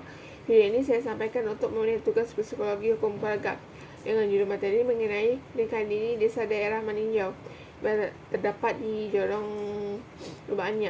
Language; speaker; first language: Indonesian; native; Indonesian